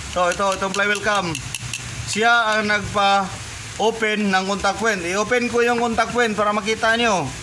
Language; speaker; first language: Filipino; non-native, local second language; Cebuano